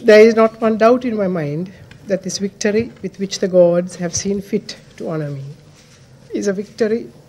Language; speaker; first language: English; non-native, local second language; Sinhala